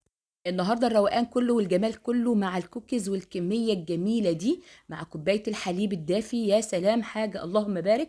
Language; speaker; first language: Arabic; native; Arabic